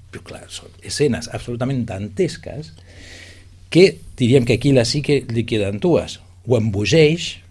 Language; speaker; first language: Catalan; native; Catalan